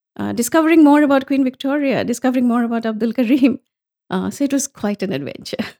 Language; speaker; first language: English; non-native, local second language; Bangla